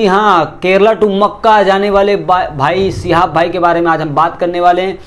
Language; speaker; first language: Hindi; native; Hindi